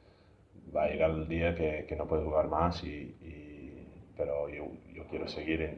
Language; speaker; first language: Spanish; non-native, fluent; English